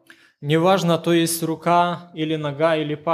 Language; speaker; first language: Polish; non-native, learner; Ukrainian